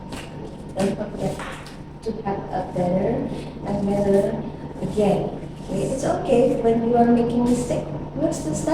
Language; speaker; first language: English; non-native, fluent; Indonesian